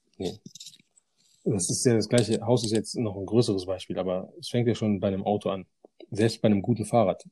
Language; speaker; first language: German; early bilingual, other home language; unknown